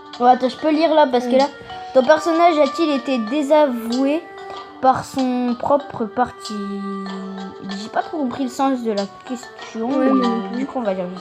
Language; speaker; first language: French; native; French